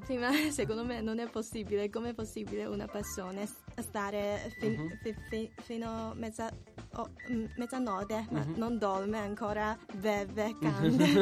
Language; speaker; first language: Italian; non-native, learner; Chinese